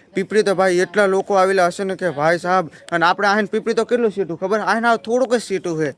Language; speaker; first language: Gujarati; native; Gujarati